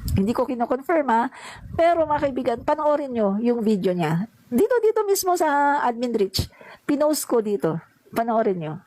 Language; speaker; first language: Filipino; non-native, local second language; Cebuano